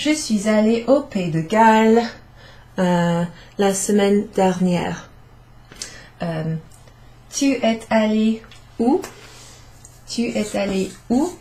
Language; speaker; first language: French; non-native, fluent; English